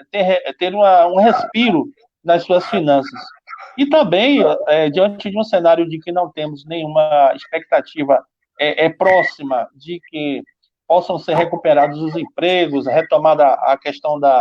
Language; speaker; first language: Portuguese; native; Portuguese